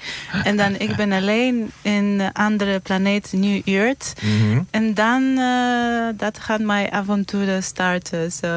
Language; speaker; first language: Dutch; non-native, learner; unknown